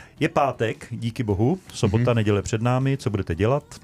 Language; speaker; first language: Czech; native; Czech